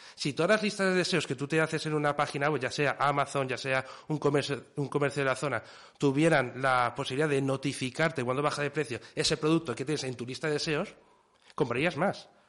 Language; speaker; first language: Spanish; native; Spanish